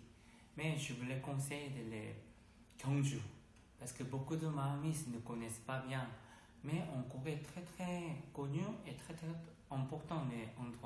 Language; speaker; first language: French; non-native, learner; Korean